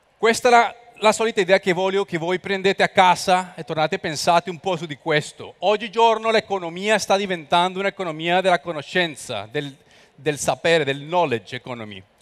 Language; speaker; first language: Italian; non-native, learner; Spanish